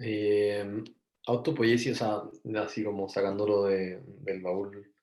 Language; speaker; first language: Spanish; native; Spanish